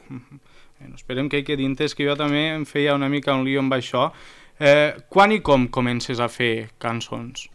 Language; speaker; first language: Catalan; native; Catalan